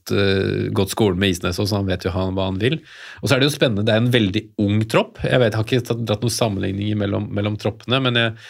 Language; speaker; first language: Norwegian; native; Norwegian